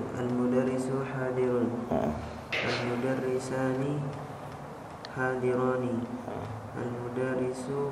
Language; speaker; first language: Arabic; non-native, learner; Indonesian